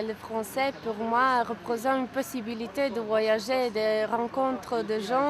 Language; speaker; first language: French; non-native, fluent; Serbian